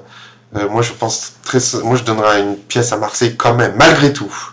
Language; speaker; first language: French; native; French